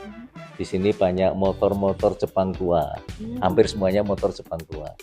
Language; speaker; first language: Indonesian; native; Indonesian